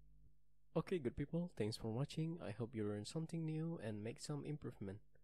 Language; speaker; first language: English; non-native, learner; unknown